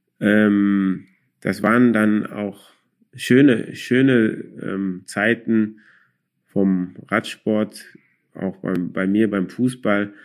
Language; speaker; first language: German; early bilingual, other home language; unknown